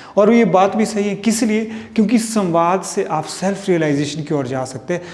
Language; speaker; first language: Hindi; native; Hindi